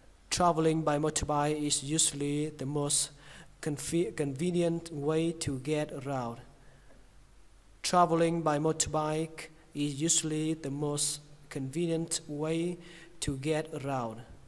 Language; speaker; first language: English; non-native, fluent; Vietnamese